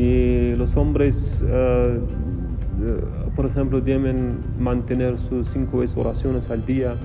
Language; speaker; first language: Spanish; non-native, fluent; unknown